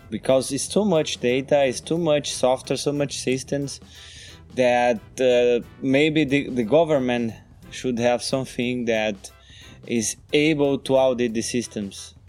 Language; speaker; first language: English; non-native, fluent; Portuguese